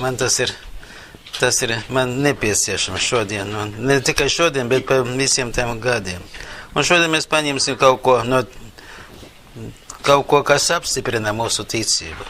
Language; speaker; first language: Latvian; non-native, local second language; Russian